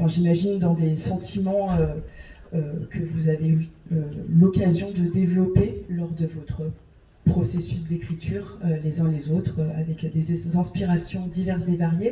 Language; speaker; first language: French; native; French